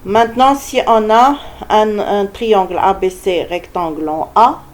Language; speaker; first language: French; non-native, local second language; Arabic